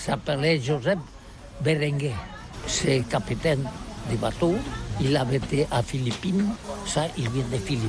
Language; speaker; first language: French; non-native, learner; Catalan